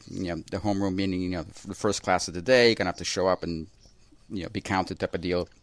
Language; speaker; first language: English; early bilingual, other home language; Russian